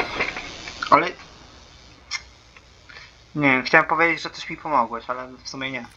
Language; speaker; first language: Polish; native; Polish